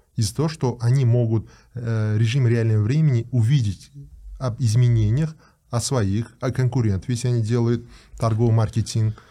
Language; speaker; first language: Russian; non-native, local second language; Uzbek